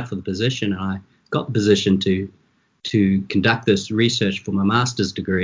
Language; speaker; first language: English; native; English